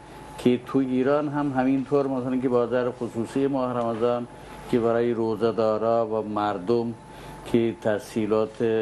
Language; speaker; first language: Persian; non-native, fluent; Urdu